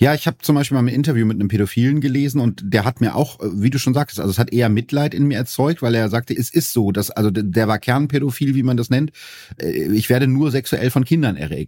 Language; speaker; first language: German; native; German